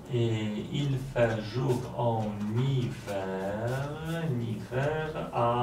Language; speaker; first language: French; non-native, learner; Polish